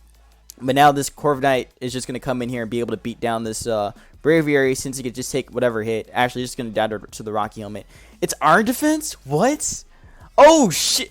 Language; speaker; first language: English; native; English